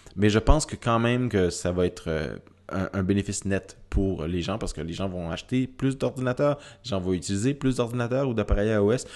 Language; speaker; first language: French; native; French